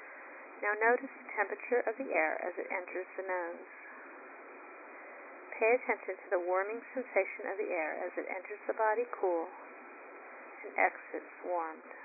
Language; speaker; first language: English; native; English